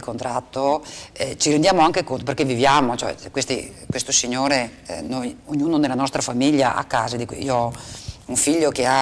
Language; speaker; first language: Italian; native; Italian